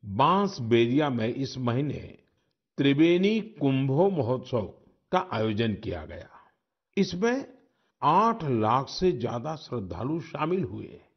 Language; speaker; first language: Hindi; non-native, local second language; Gujarati